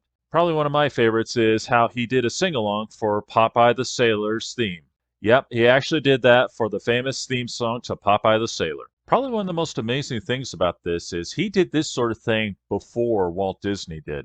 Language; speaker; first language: English; native; English